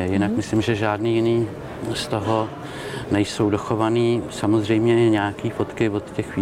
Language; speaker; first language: Czech; native; Czech